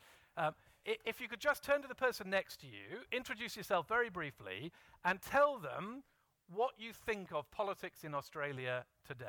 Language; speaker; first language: English; native; English